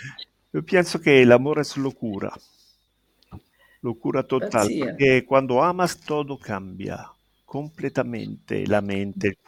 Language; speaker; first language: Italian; non-native, fluent; Spanish